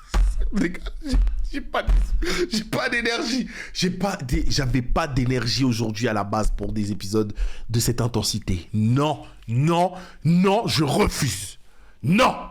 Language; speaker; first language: French; native; French